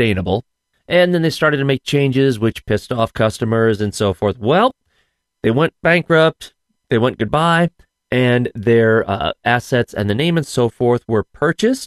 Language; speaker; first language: English; native; English